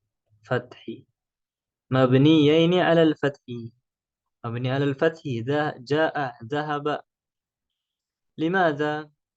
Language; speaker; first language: Arabic; non-native, fluent; Indonesian